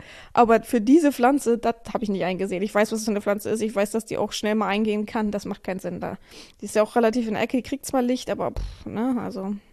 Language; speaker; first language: German; native; German